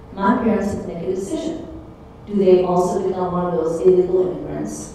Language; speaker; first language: English; early bilingual, other home language; Czech